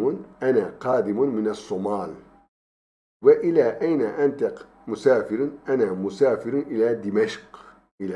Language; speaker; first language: Arabic; non-native, fluent; Turkish